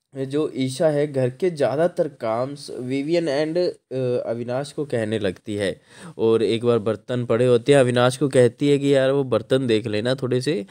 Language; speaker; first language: Hindi; non-native, local second language; Marathi